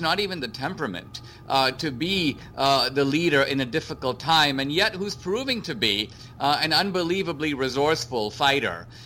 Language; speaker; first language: English; non-native, local second language; Konkani